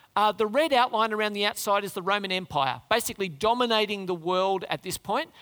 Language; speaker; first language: English; native; English